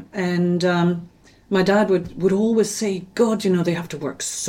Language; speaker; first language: English; native; English